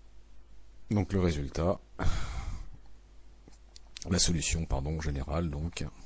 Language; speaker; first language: French; native; French